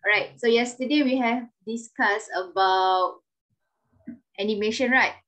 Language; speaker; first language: English; non-native, local second language; Malay